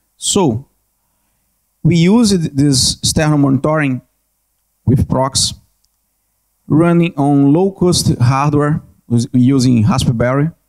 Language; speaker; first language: English; non-native, learner; Portuguese